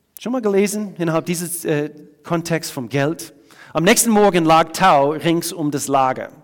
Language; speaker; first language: German; non-native, fluent; English